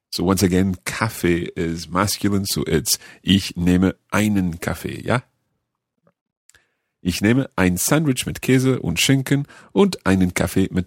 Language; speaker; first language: German; non-native, learner; English